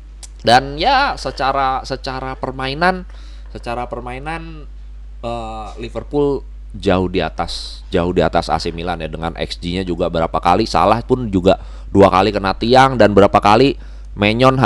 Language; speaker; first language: Indonesian; native; Indonesian